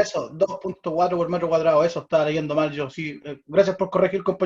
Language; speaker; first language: Spanish; native; Spanish